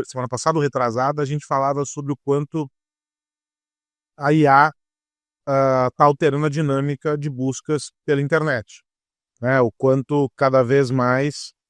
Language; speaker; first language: Portuguese; native; Portuguese